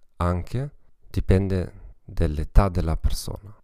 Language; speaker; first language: Italian; non-native, fluent; German